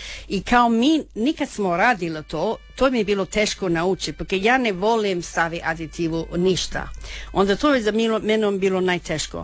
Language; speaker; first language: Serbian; early bilingual, heritage; Croatian